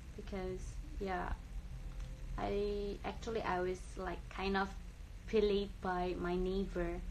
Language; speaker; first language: English; non-native, learner; Indonesian